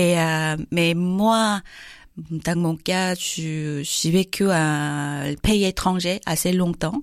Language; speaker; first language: French; non-native, learner; Korean